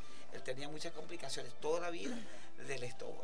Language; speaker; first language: Spanish; native; Spanish